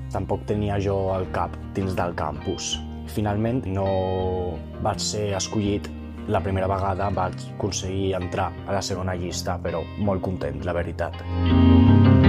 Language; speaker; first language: Catalan; non-native, local second language; Spanish